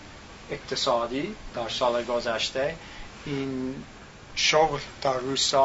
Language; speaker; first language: Persian; non-native, learner; English